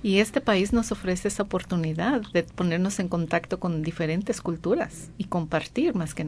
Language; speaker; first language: Spanish; native; Spanish